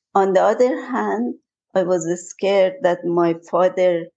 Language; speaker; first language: English; non-native, fluent; Persian